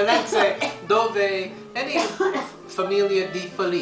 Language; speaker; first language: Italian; early bilingual, heritage; English